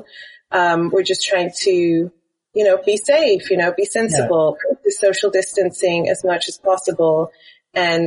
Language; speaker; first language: English; native; English